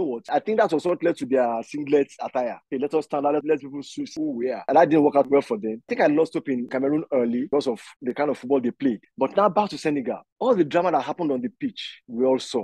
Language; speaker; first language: English; non-native, local second language; Yoruba